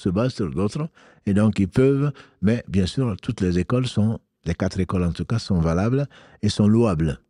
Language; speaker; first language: French; native; French